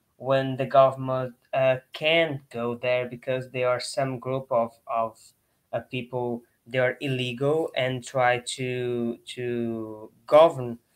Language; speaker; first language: English; non-native, learner; Portuguese